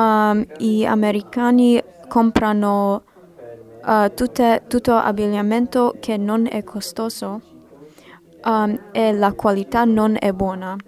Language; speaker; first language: Italian; non-native, learner; English